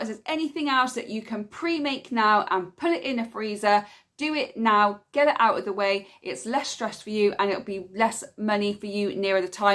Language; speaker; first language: English; native; English